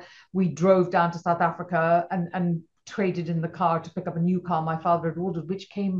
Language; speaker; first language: English; non-native, local second language; Punjabi